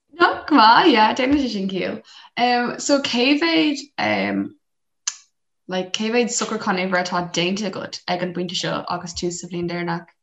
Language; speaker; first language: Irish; non-native, local second language; English